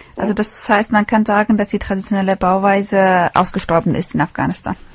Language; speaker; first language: German; native; German